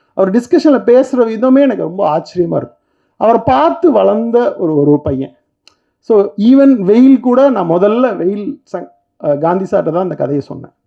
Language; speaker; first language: Tamil; native; Tamil